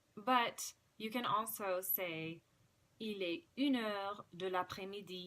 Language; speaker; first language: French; non-native, fluent; English